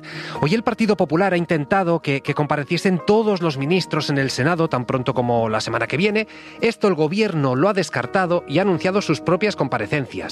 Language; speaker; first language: Spanish; native; Spanish